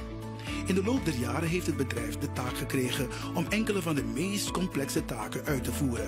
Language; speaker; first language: Dutch; native; Dutch